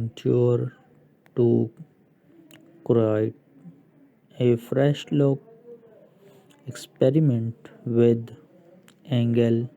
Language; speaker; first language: English; non-native, local second language; Urdu